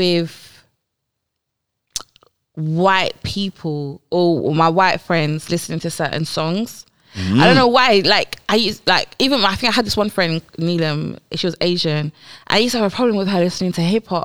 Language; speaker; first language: English; native; English